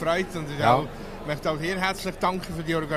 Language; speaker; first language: German; native; German